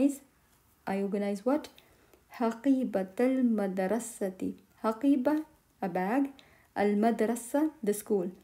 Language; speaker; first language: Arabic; non-native, fluent; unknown